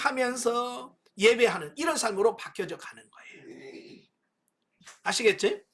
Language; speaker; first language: Korean; native; Korean